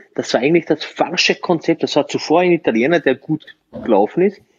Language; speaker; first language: German; non-native, fluent; Slovenian